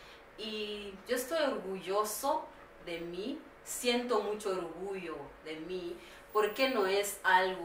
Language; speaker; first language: Spanish; non-native, learner; Swahili